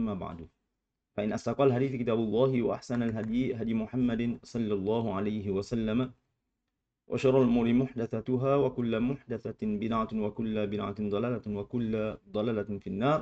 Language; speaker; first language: Arabic; non-native, fluent; Malay